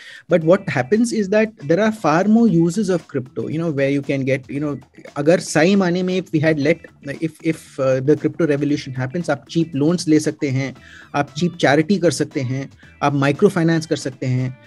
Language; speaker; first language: English; non-native, local second language; Malayalam